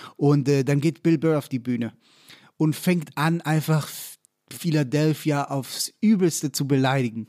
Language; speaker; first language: German; non-native, fluent; Hebrew